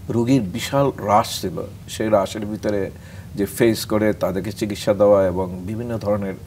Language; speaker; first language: Bangla; native; Bangla